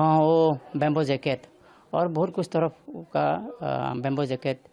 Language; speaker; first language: Hindi; non-native, local second language; Assamese